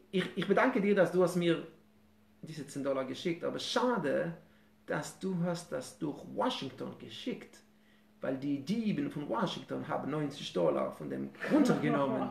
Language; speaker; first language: German; non-native, fluent; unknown